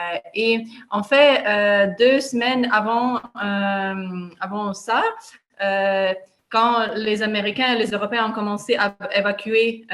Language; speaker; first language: French; non-native, fluent; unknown